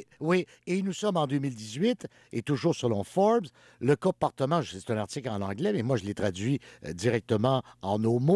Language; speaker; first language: French; native; French